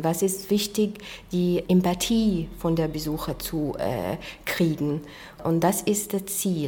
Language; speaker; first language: German; non-native, fluent; Arabic